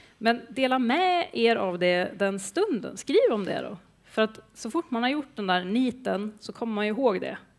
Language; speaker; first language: Swedish; native; Swedish